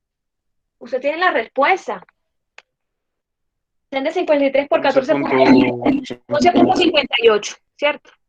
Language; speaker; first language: Spanish; native; Spanish